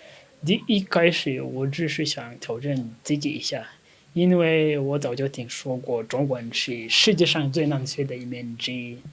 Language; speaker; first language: Chinese; non-native, fluent; Kinyarwanda